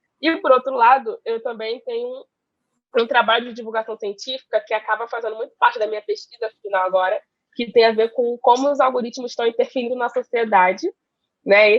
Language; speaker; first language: Portuguese; native; Portuguese